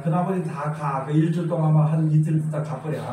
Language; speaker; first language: Korean; native; Korean